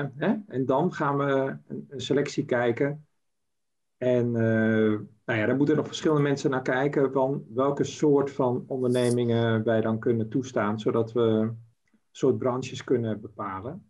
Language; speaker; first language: Dutch; native; Dutch